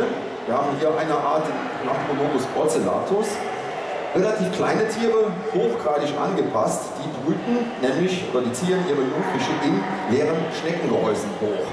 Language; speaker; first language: German; native; German